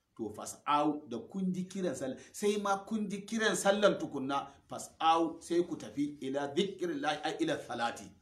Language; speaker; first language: Hausa; non-native, local second language; Fula